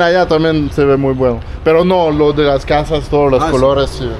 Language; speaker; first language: Spanish; non-native, fluent; French